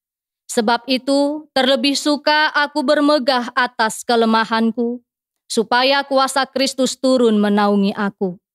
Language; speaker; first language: Indonesian; native; Indonesian